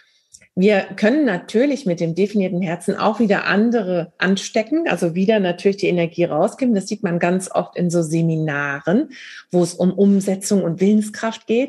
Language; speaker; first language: German; native; German